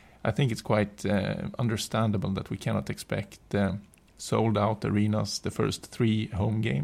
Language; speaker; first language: English; non-native, fluent; Swedish